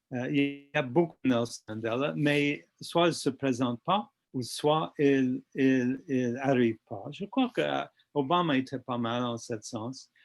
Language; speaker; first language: French; non-native, fluent; English